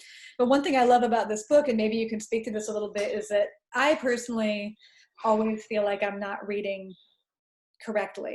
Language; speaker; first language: English; native; English